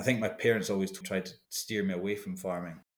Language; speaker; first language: English; native; English